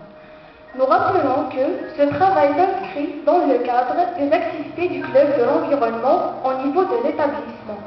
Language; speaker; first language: French; non-native, local second language; Arabic